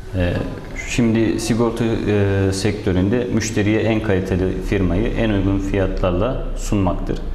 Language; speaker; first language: Turkish; native; Turkish